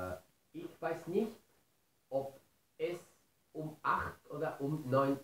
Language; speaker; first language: German; non-native, learner; Spanish